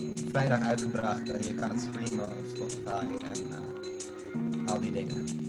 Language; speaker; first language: Dutch; native; Dutch